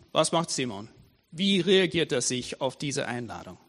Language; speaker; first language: German; non-native, fluent; English